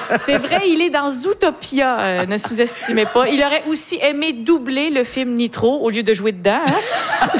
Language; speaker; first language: French; native; French